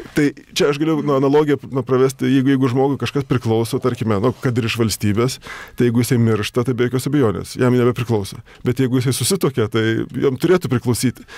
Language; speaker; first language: Lithuanian; native; Lithuanian